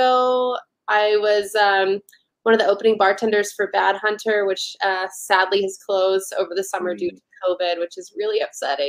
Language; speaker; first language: English; native; English